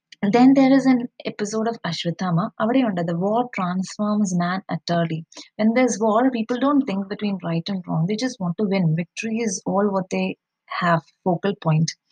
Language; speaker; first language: English; non-native, local second language; Malayalam